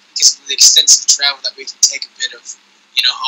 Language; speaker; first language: English; native; English